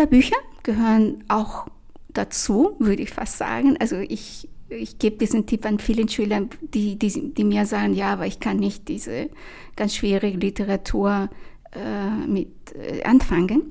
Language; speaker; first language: German; non-native, fluent; Spanish